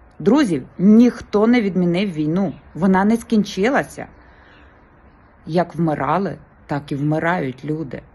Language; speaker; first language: Ukrainian; native; Ukrainian